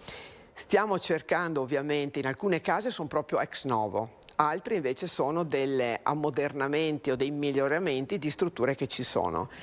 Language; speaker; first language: Italian; native; Italian